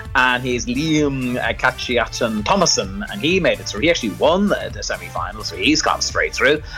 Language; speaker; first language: English; native; English